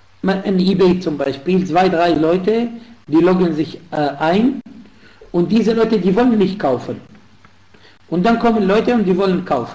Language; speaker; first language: German; non-native, fluent; Arabic